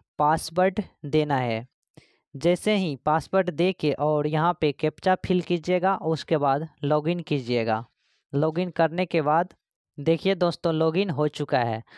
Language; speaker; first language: Hindi; native; Hindi